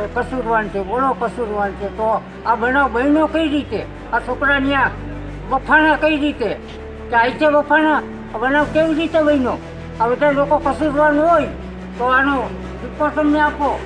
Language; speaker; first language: Gujarati; native; Gujarati